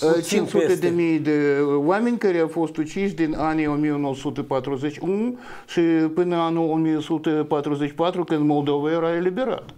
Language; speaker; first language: Romanian; non-native, local second language; Russian